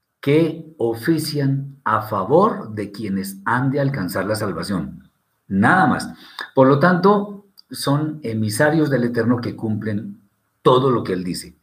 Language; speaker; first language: Spanish; native; Spanish